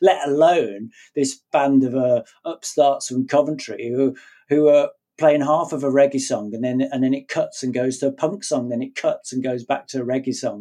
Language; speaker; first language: English; native; English